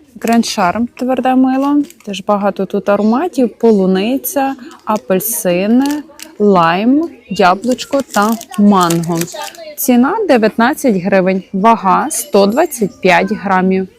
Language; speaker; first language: Ukrainian; native; Ukrainian